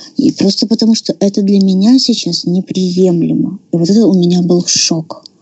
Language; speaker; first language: Russian; native; Russian